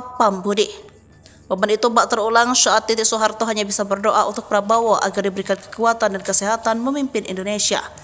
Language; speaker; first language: Indonesian; native; Indonesian